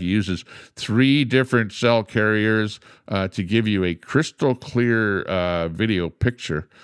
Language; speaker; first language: English; native; English